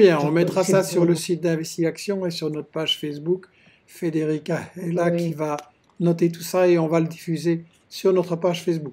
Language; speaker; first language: French; native; French